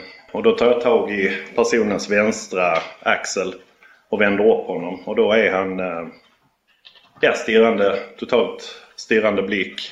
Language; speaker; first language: Swedish; native; Swedish